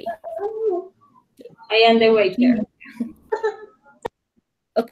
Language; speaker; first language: English; non-native, learner; Spanish